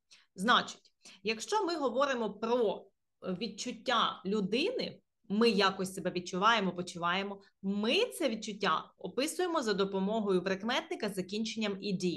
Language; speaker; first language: Ukrainian; native; Ukrainian